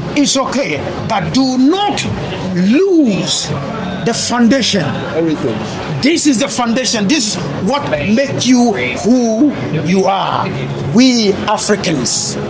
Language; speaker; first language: English; non-native, local second language; Ga